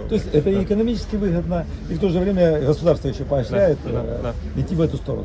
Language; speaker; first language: Russian; native; Russian